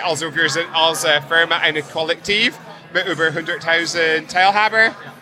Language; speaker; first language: German; non-native, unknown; English